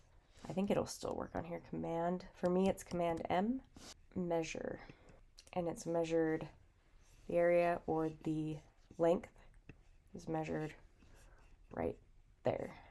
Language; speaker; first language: English; native; English